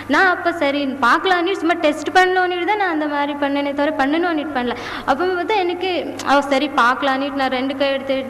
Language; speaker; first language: Tamil; non-native, local second language; Kannada